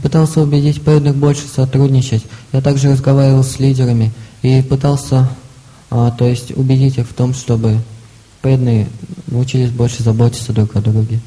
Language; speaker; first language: Russian; native; Russian